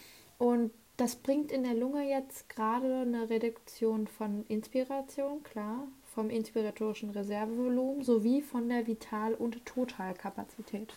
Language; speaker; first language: German; native; German